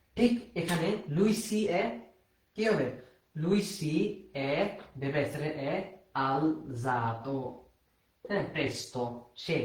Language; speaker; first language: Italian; non-native, fluent; Bangla